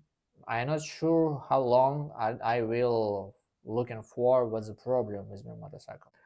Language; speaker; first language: English; non-native, learner; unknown